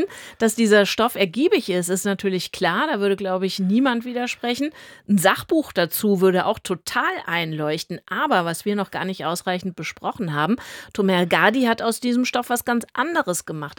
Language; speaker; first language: German; native; German